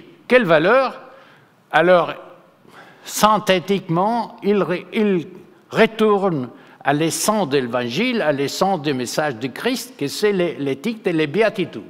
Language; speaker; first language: French; non-native, fluent; Spanish